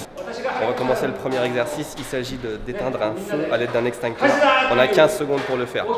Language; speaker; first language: French; native; French